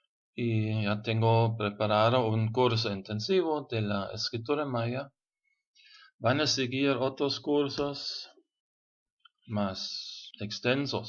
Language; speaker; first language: Spanish; non-native, fluent; German